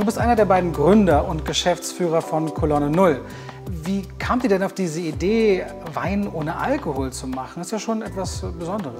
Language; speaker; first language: German; native; German